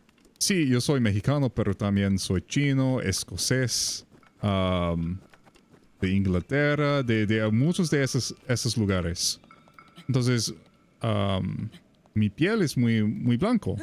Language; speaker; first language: Spanish; non-native, fluent; English